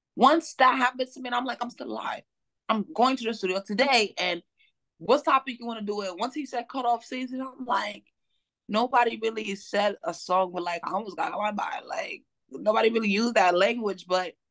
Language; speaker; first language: English; native; English